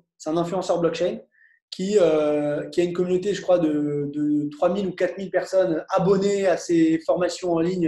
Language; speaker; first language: French; native; French